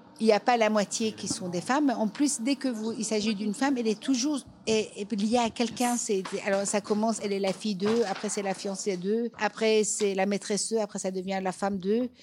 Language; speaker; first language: French; non-native, fluent; Persian